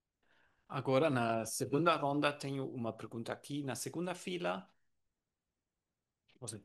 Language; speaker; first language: Portuguese; non-native, learner; German